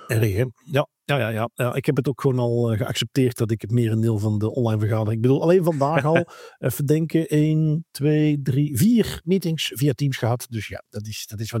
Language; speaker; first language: Dutch; native; Dutch